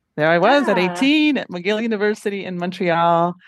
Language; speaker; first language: English; non-native, fluent; Spanish